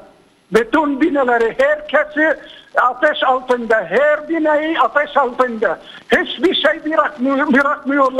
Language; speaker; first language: Turkish; non-native, fluent; Arabic